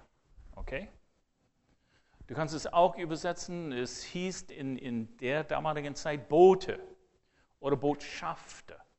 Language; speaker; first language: German; non-native, fluent; English